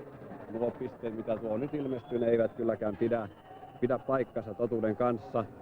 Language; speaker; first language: Finnish; native; Finnish